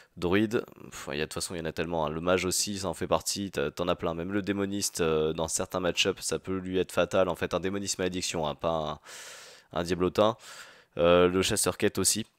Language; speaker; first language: French; native; French